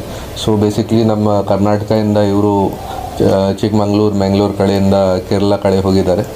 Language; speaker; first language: Kannada; non-native, fluent; Hindi